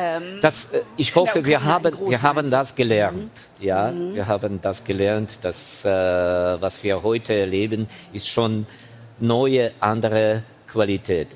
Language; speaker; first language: German; non-native, fluent; Ukrainian